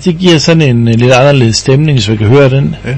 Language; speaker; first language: Danish; native; Danish